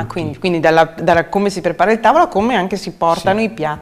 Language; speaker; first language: Italian; native; Italian